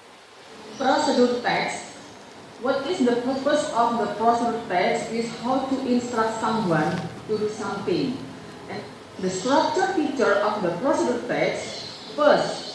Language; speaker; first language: English; non-native, learner; Indonesian